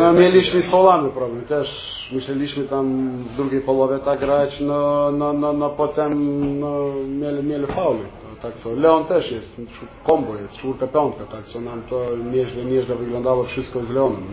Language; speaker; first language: Polish; non-native, fluent; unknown